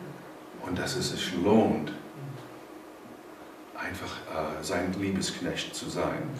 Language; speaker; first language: German; non-native, fluent; English